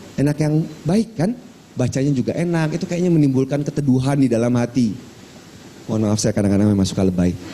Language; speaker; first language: Indonesian; non-native, local second language; Minangkabau